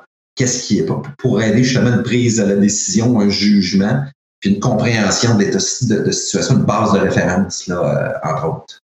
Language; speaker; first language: French; native; French